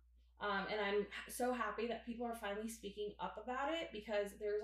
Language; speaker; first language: English; native; English